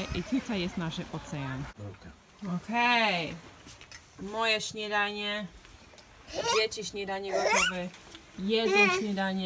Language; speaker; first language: Polish; non-native, learner; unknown